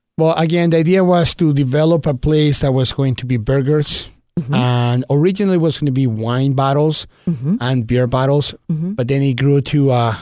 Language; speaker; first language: English; early bilingual, other home language; Spanish